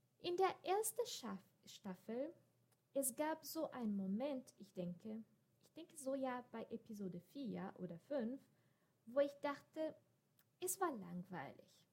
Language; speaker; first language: German; non-native, fluent; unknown